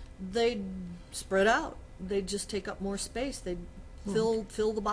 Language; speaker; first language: English; native; English